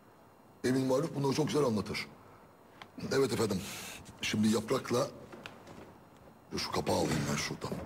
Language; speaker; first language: Turkish; native; Turkish